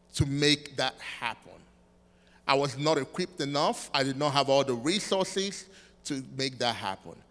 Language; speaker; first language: English; non-native, local second language; Igbo